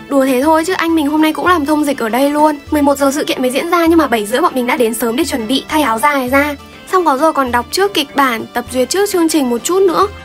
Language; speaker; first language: Vietnamese; early bilingual, heritage; Vietnamese